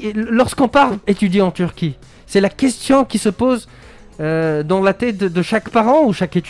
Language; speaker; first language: French; non-native, local second language; Arabic